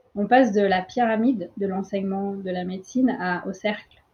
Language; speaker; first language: French; early bilingual, other home language; Tamil